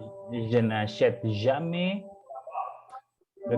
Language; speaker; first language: French; non-native, fluent; Indonesian